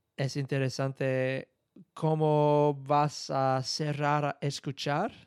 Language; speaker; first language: Spanish; non-native, learner; English